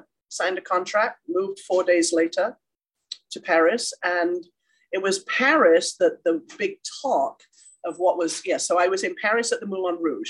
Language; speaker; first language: English; native; English